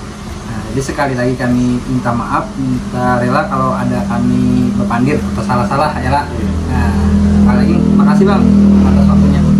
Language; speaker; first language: Indonesian; non-native, local second language; Banjar